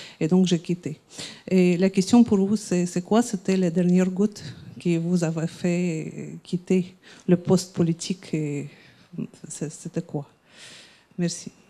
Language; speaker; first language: French; early bilingual, other home language; Riffian